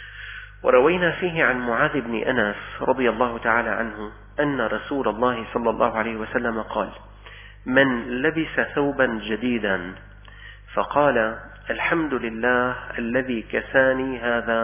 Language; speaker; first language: Arabic; native; Arabic